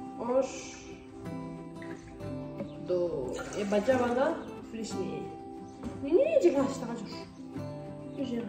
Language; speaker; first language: Hindi; non-native, local second language; Tibetan